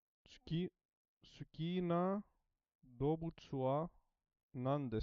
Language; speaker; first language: Japanese; non-native, learner; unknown